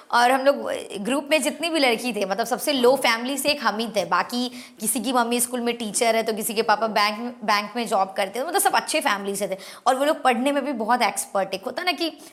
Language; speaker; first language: Hindi; native; Hindi